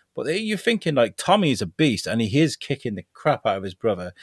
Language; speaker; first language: English; native; English